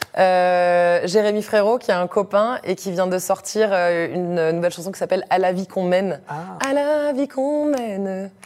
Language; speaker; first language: French; native; French